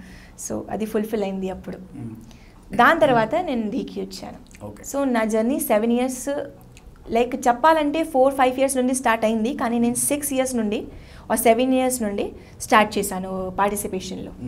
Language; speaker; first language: Telugu; non-native, learner; Hindi